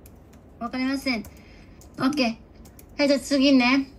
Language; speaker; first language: Japanese; non-native, fluent; Bangla